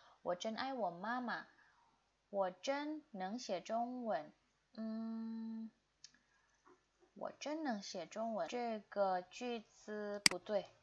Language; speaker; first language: Chinese; non-native, fluent; Indonesian